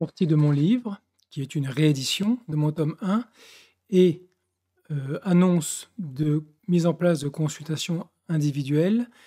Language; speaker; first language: French; native; French